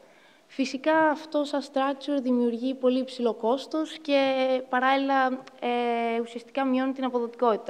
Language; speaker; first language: Greek; native; Greek